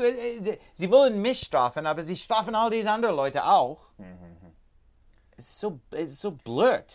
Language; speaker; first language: German; non-native, learner; English